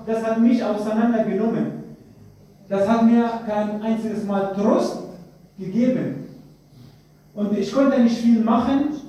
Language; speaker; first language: German; non-native, fluent; Arabic